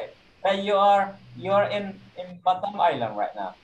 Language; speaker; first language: English; non-native, fluent; Indonesian